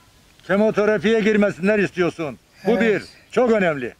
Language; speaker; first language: Turkish; native; Turkish